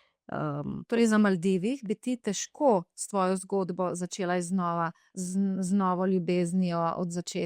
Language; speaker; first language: Slovenian; native; Slovenian